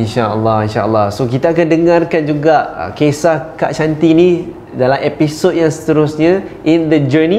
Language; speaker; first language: Malay; native; Malay